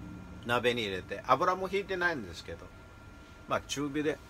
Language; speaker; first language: Japanese; native; Japanese